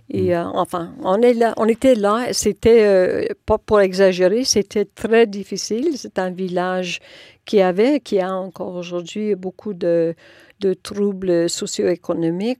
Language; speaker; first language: French; non-native, local second language; English